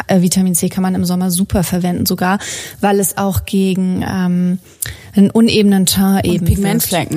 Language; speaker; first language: German; native; German